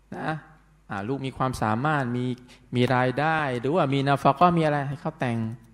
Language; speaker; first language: Thai; non-native, local second language; Pattani Malay